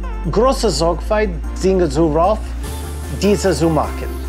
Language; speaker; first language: German; non-native, learner; English